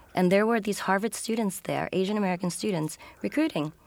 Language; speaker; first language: English; native; English